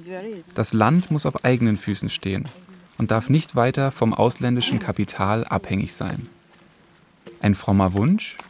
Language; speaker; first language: German; native; German